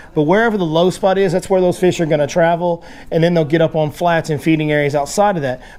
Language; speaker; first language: English; native; English